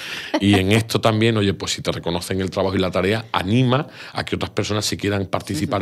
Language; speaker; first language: Spanish; native; Spanish